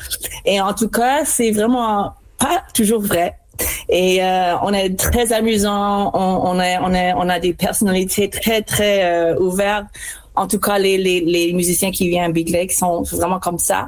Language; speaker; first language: French; non-native, fluent; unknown